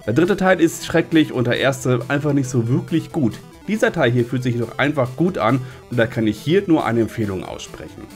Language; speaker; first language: German; native; German